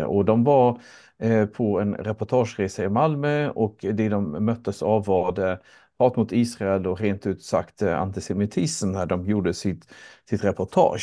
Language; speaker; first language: Swedish; native; Swedish